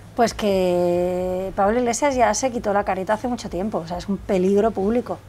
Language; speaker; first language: Spanish; native; Spanish